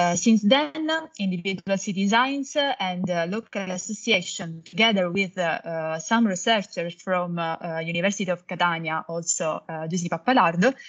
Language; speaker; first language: English; non-native, fluent; Italian